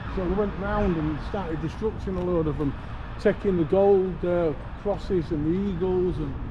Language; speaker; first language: English; native; English